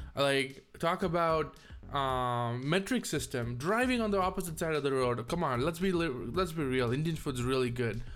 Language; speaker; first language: English; non-native, local second language; Tamil